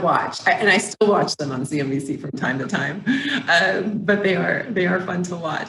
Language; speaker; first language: English; native; English